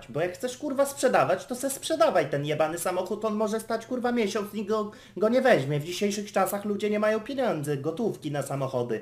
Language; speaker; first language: Polish; native; Polish